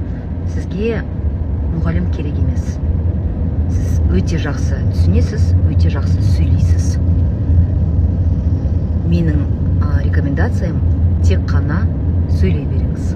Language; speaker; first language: Kazakh; non-native, local second language; Russian